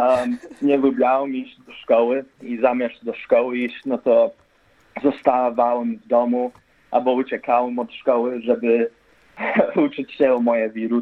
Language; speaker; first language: Polish; early bilingual, heritage; Polish